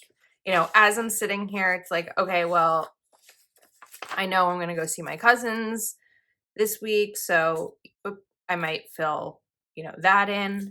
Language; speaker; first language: English; native; English